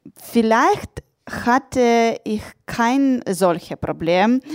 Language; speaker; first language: German; non-native, learner; Russian